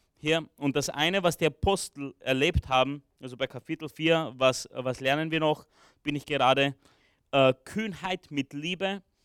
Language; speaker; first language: German; early bilingual, other home language; Romanian